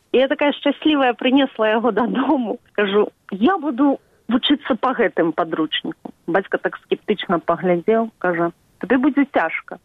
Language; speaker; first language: Belarusian; native; Belarusian